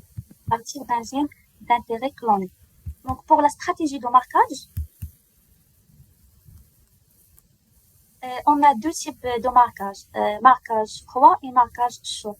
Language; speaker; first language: French; non-native, local second language; Arabic